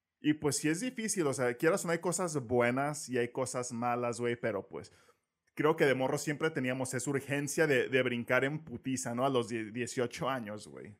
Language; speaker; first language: Spanish; native; Spanish